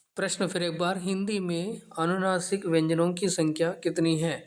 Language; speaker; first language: Hindi; non-native, local second language; Telugu